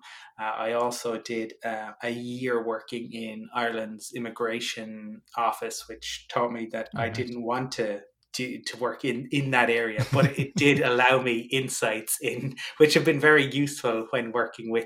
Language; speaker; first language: English; native; English